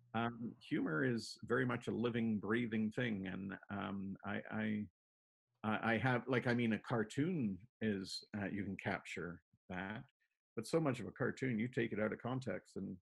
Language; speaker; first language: English; native; English